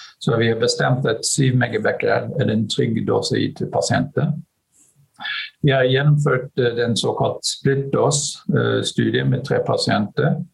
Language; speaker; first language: Norwegian; non-native, fluent; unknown